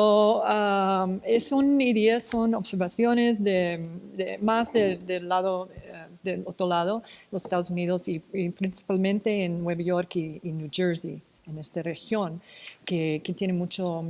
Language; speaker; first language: Spanish; non-native, fluent; English